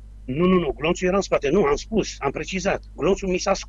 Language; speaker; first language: Romanian; native; Romanian